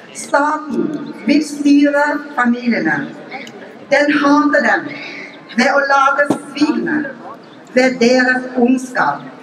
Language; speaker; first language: Norwegian; non-native, fluent; Vietnamese